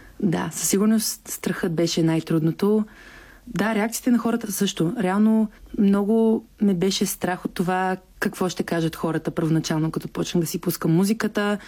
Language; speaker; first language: Bulgarian; early bilingual, heritage; Bulgarian